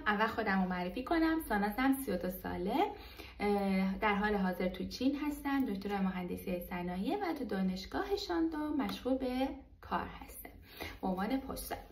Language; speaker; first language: Persian; non-native, local second language; Azerbaijani